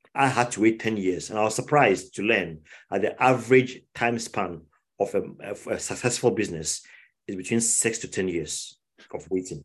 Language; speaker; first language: English; non-native, local second language; Akan